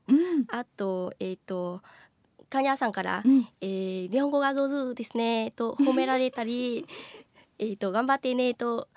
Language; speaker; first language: Japanese; non-native, fluent; Vietnamese